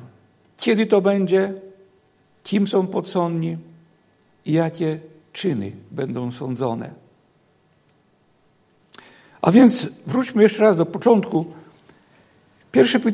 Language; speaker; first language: Polish; native; Polish